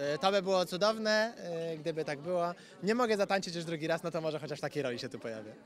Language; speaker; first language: Polish; native; Polish